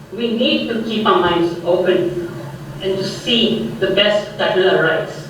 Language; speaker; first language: English; non-native, local second language; Punjabi